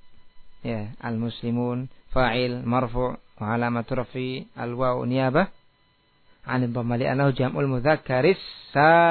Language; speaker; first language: Arabic; non-native, fluent; Indonesian